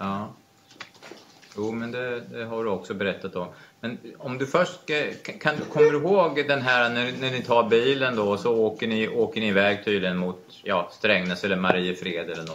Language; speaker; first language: Swedish; native; Swedish